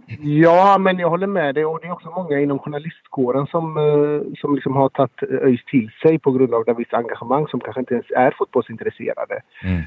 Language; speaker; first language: Swedish; native; Swedish